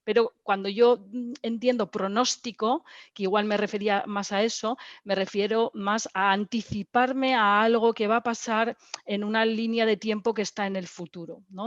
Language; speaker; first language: Spanish; native; Spanish